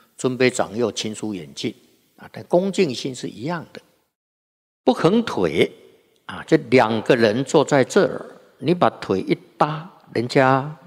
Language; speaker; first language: Chinese; native; Chinese